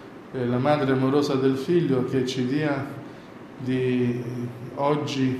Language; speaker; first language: Italian; native; Italian